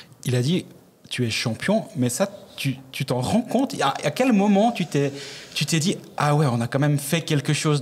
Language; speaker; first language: French; native; French